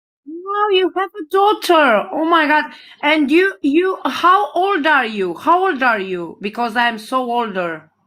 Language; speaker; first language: English; non-native, learner; Romanian